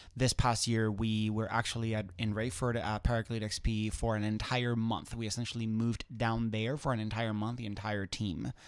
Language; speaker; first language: English; non-native, fluent; Spanish